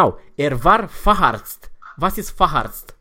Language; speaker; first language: German; non-native, fluent; Romanian